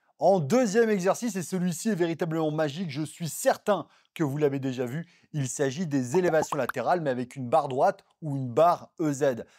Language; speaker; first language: French; native; French